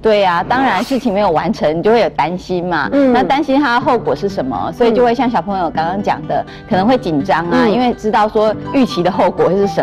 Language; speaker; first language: Chinese; native; Chinese